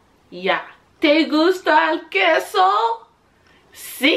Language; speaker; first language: Spanish; non-native, learner; English